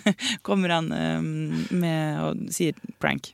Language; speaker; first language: Norwegian; native; Norwegian